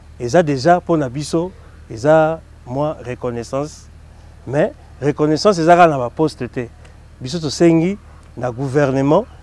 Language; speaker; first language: Lingala; non-native, local second language; Kongo